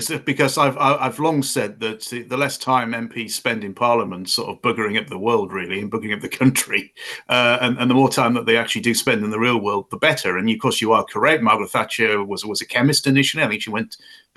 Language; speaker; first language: English; native; English